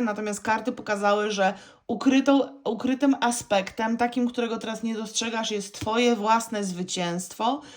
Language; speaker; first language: Polish; native; Polish